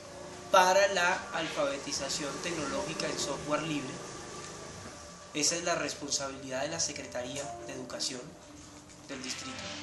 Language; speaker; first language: Spanish; native; Spanish